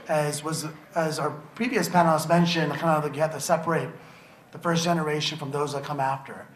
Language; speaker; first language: English; native; English